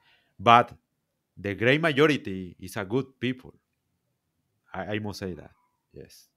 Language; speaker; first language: English; non-native, learner; Spanish